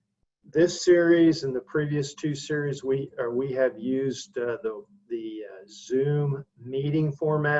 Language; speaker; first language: English; native; English